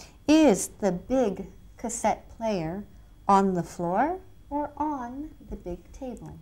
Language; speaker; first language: English; native; English